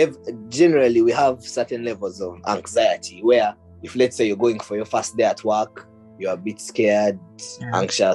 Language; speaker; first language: English; non-native, local second language; Ganda